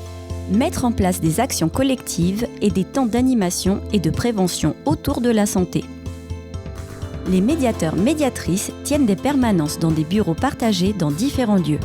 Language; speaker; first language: French; native; French